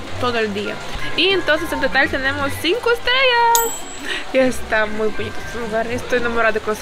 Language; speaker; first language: Spanish; non-native, learner; Ukrainian